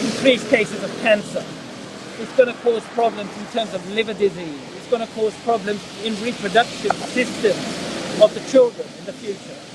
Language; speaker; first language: English; non-native, local second language; Morisyen